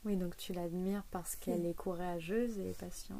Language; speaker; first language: French; native; French